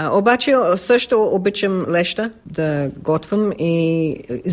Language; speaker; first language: Bulgarian; early bilingual, heritage; English